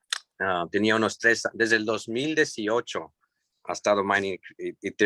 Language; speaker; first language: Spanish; early bilingual, heritage; English